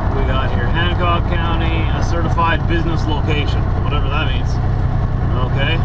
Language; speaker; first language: English; native; English